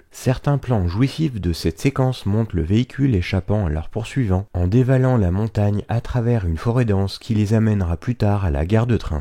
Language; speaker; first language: French; native; French